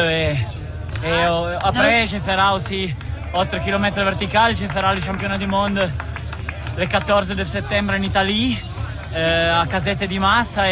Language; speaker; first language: French; non-native, learner; Italian